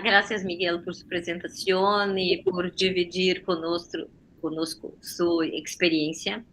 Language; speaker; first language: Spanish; non-native, learner; Portuguese